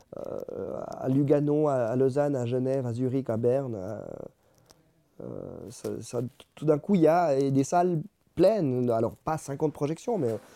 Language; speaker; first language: French; non-native, fluent; Spanish